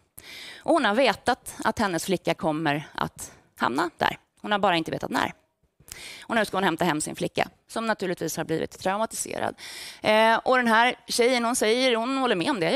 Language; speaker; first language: Swedish; native; Swedish